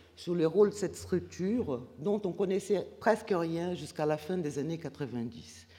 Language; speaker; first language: French; non-native, fluent; Portuguese